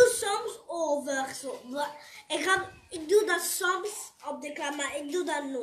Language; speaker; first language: Dutch; non-native, learner; French